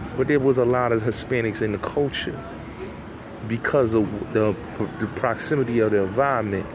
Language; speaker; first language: English; native; English